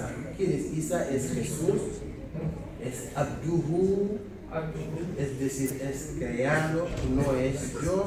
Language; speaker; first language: Spanish; non-native, fluent; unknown